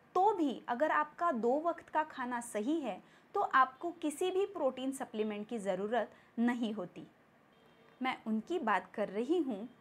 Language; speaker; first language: Hindi; non-native, local second language; Marathi